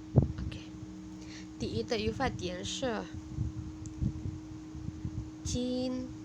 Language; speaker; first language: Chinese; non-native, fluent; Indonesian